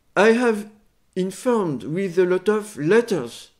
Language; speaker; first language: English; non-native, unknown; French